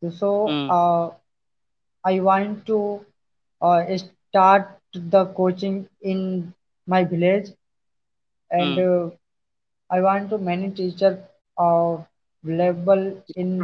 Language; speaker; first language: English; non-native, learner; Hindi